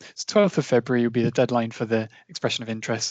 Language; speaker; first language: English; native; English